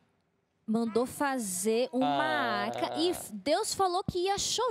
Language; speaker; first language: Portuguese; native; Portuguese